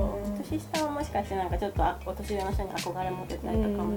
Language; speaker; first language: Japanese; native; Japanese